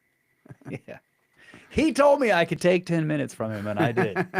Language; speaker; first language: English; native; English